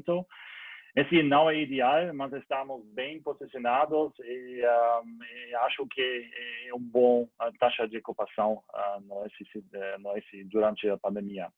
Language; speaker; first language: Portuguese; non-native, learner; German